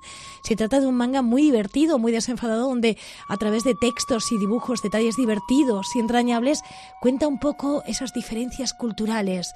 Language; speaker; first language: Spanish; native; Spanish